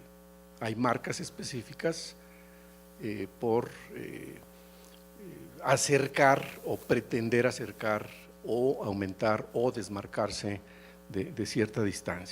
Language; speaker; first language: Spanish; native; Spanish